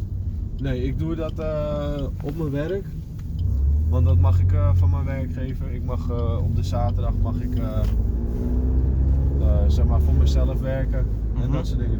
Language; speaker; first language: Dutch; native; Dutch